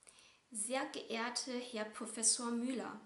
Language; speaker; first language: German; non-native, fluent; Vietnamese